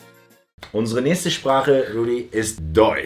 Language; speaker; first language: German; early bilingual, heritage; Turkish